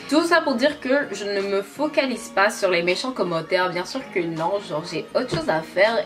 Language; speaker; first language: French; native; French